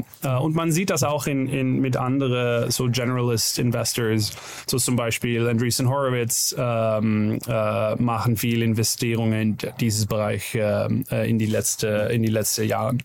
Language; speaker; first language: German; non-native, learner; Dutch